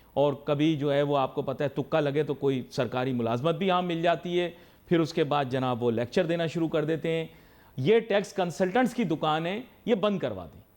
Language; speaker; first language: Urdu; native; Urdu